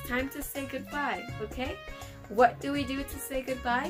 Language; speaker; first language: English; non-native, fluent; Spanish